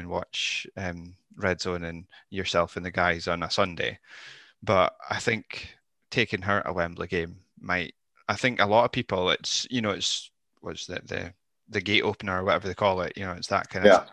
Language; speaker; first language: English; native; English